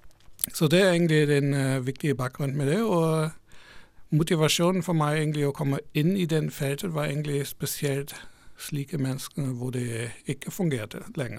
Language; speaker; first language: Norwegian; non-native, fluent; German